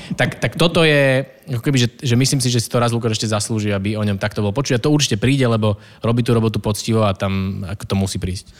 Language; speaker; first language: Slovak; native; Slovak